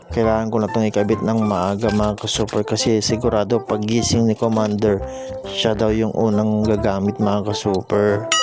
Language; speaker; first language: Filipino; non-native, local second language; Iloko